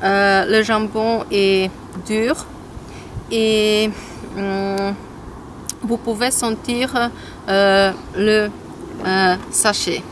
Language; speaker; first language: French; non-native, learner; Polish